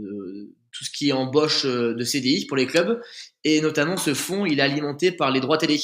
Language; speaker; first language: French; native; French